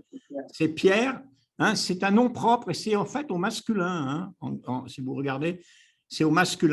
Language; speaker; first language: French; native; French